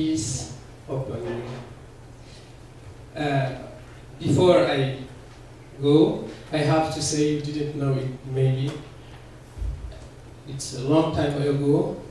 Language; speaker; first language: English; non-native, learner; Arabic